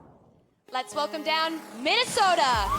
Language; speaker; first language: English; native; English